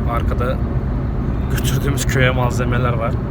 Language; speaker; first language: Turkish; native; Turkish